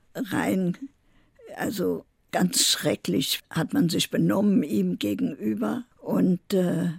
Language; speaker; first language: German; native; German